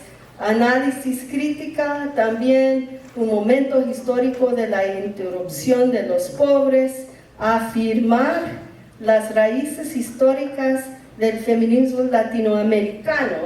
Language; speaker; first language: Spanish; early bilingual, heritage; English